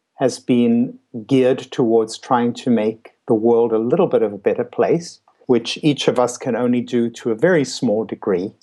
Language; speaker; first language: English; native; English